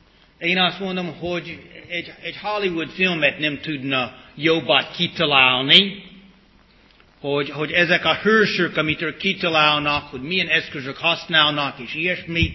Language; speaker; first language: Hungarian; early bilingual, heritage; English